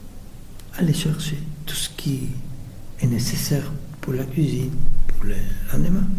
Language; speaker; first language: French; non-native, fluent; Spanish